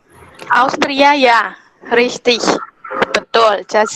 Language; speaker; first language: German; non-native, fluent; Indonesian